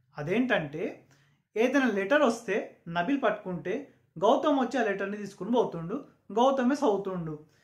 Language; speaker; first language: Telugu; non-native, local second language; Urdu